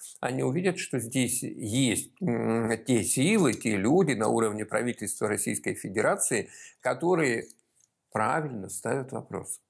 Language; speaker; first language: Russian; native; Russian